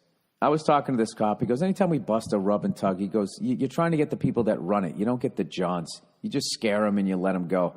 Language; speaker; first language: English; native; English